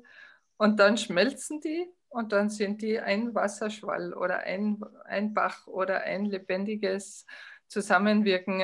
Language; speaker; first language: German; native; German